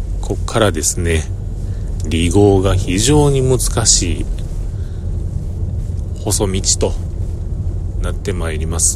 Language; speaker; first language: Japanese; native; Japanese